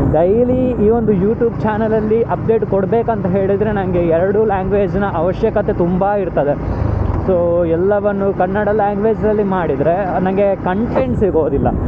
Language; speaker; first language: Kannada; non-native, local second language; Tulu